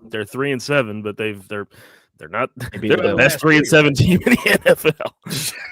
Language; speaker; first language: English; native; English